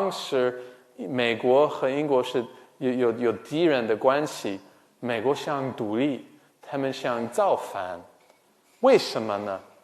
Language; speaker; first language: Chinese; non-native, fluent; English